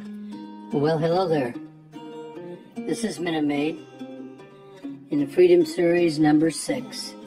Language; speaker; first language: English; native; English